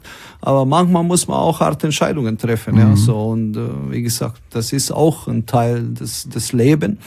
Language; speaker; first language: German; non-native, fluent; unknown